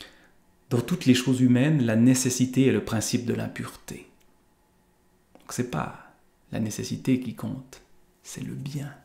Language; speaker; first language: French; native; French